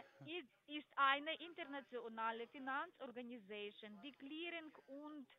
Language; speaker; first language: German; non-native, learner; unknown